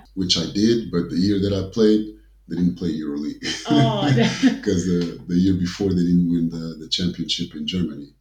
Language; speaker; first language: English; early bilingual, other home language; Kabuverdianu